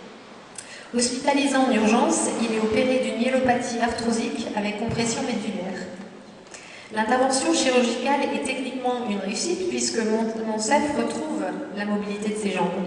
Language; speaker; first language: French; native; French